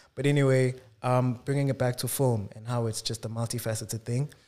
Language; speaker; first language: English; non-native, local second language; Zulu